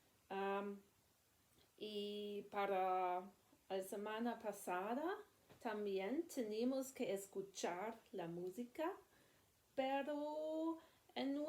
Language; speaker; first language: Spanish; non-native, learner; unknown